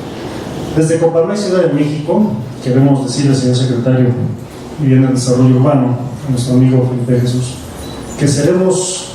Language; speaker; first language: Spanish; native; Spanish